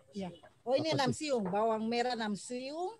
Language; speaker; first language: Indonesian; native; Indonesian